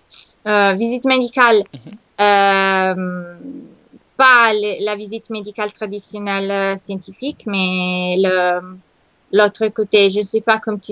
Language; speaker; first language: French; non-native, learner; Italian